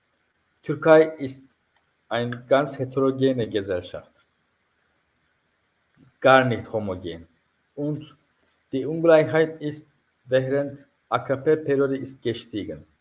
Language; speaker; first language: German; non-native, fluent; Turkish